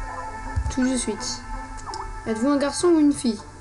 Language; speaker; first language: French; native; French